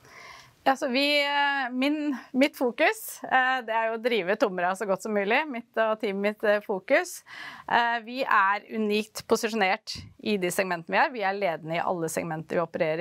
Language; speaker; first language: Norwegian; native; Norwegian